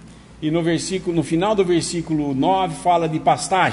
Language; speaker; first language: Portuguese; native; Portuguese